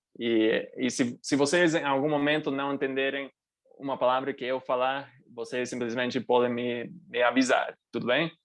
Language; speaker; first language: Portuguese; non-native, fluent; Spanish